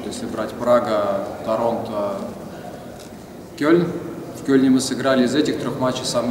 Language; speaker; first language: Russian; native; Russian